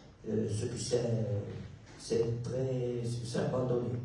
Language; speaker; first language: French; non-native, local second language; Italian